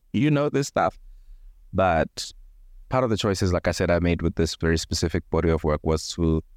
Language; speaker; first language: English; non-native, local second language; Venda